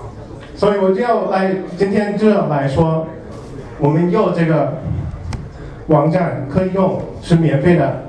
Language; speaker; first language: Chinese; non-native, learner; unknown